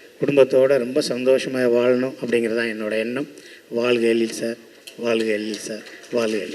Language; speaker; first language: Tamil; native; Tamil